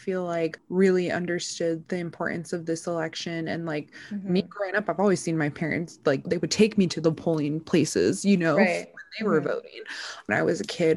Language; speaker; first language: English; early bilingual, other home language; Spanish